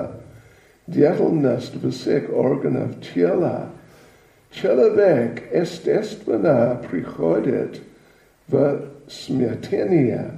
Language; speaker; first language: Russian; non-native, learner; English